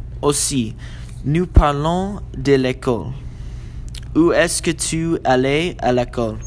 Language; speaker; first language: French; non-native, learner; English